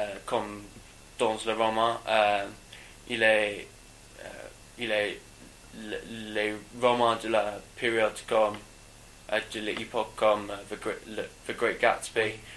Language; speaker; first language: French; non-native, learner; English